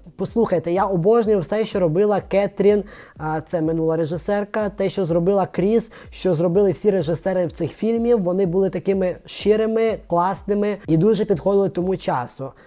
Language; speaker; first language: Ukrainian; non-native, local second language; Russian